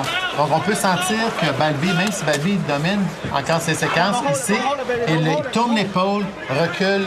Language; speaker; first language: French; native; French